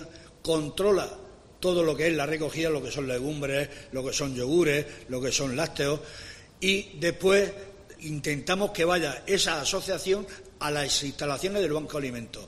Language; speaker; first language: Spanish; native; Spanish